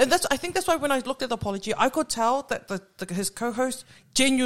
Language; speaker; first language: English; native; English